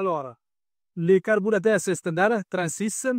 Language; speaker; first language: French; non-native, learner; Italian